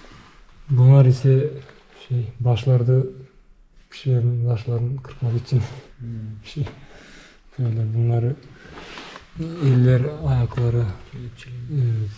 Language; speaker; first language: Turkish; non-native, learner; Bashkir